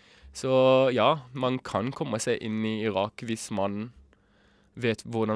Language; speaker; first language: Norwegian; early bilingual, other home language; Arabic